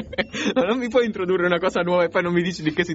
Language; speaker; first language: Italian; native; Italian